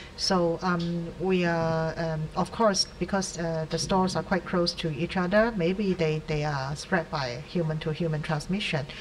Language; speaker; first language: English; non-native, local second language; Cantonese